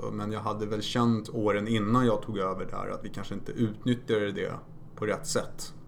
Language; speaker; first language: Swedish; early bilingual, other home language; Polish